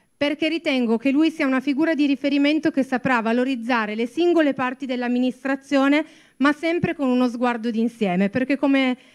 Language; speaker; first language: Italian; native; Italian